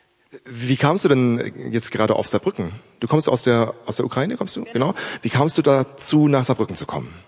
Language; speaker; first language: German; native; German